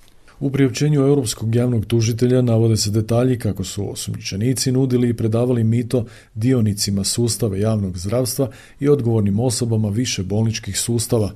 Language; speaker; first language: Croatian; native; Croatian